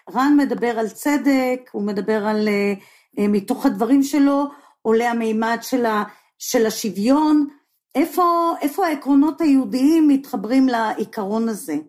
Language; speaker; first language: Hebrew; native; Hebrew